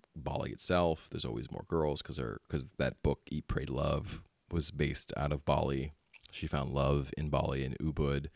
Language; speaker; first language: English; early bilingual, other home language; Filipino